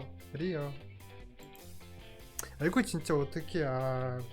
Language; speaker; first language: Korean; non-native, learner; Russian